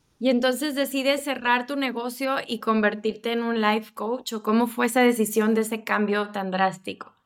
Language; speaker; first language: Spanish; native; Spanish